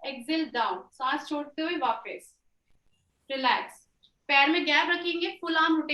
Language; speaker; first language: Hindi; native; Hindi